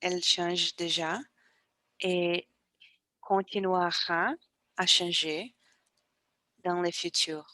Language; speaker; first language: French; non-native, learner; Portuguese